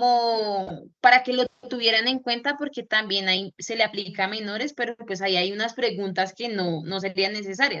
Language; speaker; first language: Spanish; native; Spanish